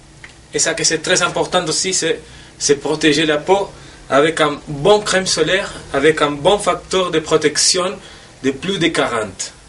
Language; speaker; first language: French; non-native, fluent; Spanish